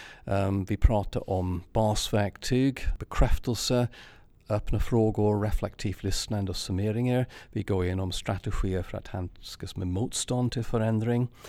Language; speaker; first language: Swedish; non-native, fluent; English